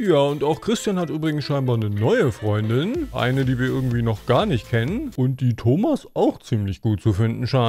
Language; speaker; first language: German; native; German